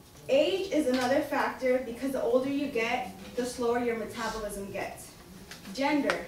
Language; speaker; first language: English; native; English